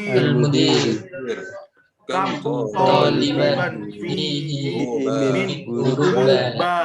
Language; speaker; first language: Arabic; non-native, learner; Indonesian